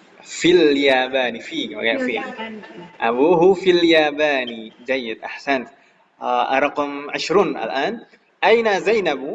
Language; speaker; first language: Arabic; non-native, fluent; Indonesian